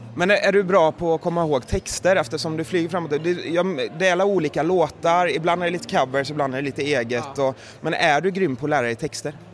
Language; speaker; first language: Swedish; native; Swedish